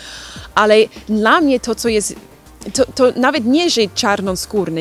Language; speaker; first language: Polish; non-native, learner; English